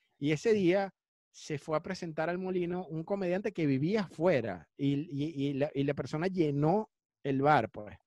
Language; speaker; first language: Spanish; native; Spanish